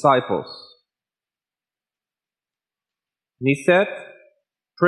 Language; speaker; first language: English; non-native, fluent; Dutch